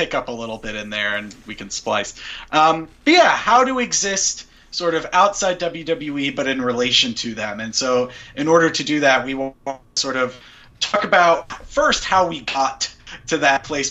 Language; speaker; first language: English; native; English